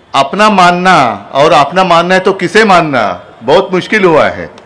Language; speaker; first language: Hindi; non-native, local second language; Marathi